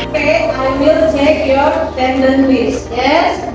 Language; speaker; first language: English; non-native, learner; Indonesian